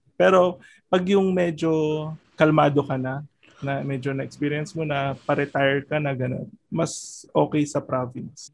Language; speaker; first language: Filipino; non-native, local second language; Iloko